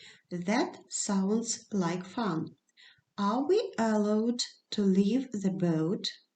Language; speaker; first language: English; non-native, fluent; Ukrainian